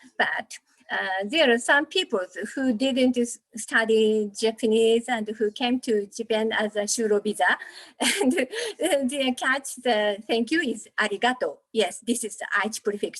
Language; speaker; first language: English; non-native, learner; Japanese